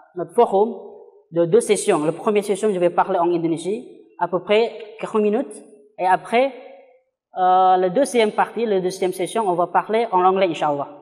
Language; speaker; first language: French; non-native, learner; Indonesian